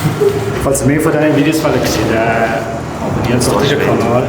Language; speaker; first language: German; native; German